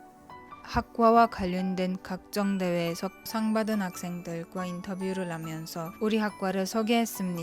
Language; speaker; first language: Korean; non-native, learner; Turkish